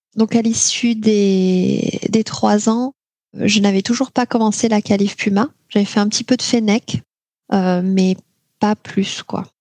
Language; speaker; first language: French; native; French